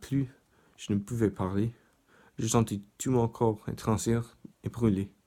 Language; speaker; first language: French; non-native, learner; English